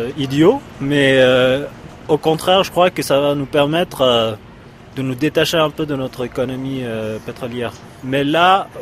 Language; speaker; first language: French; non-native, fluent; Persian